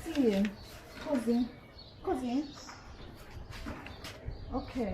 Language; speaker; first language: Italian; non-native, learner; Mizo